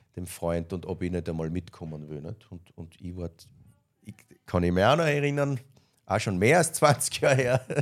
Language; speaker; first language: German; native; German